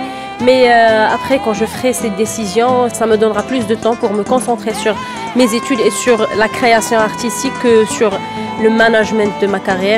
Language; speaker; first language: French; non-native, local second language; Arabic